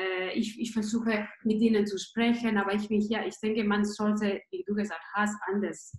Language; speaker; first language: German; non-native, fluent; Spanish